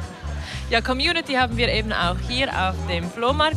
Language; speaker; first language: German; native; German